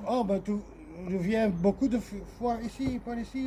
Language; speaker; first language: French; non-native, learner; Dutch